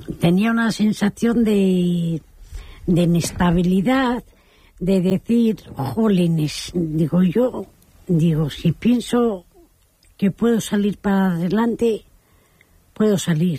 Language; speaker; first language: Spanish; native; Spanish